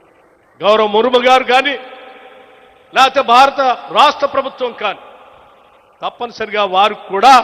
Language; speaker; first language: Telugu; native; Telugu